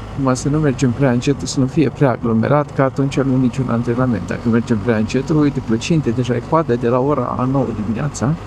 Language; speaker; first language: Romanian; native; Romanian